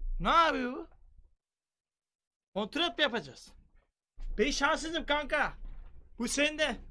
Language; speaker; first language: Turkish; native; Turkish